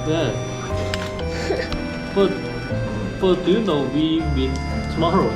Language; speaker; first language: English; non-native, learner; Korean